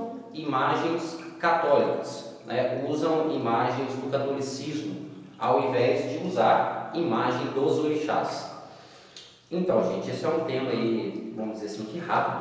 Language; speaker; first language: Portuguese; native; Portuguese